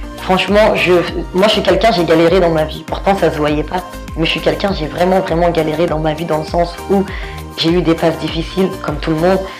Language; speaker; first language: French; early bilingual, other home language; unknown